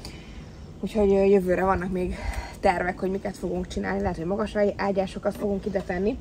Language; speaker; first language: Hungarian; native; Hungarian